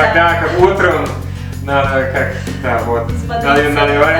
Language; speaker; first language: Russian; non-native, learner; English